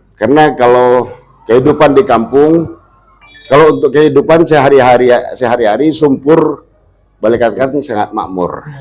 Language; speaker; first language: Indonesian; non-native, local second language; Minangkabau